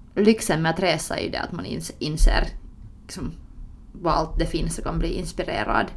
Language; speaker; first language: Swedish; early bilingual, other home language; Finnish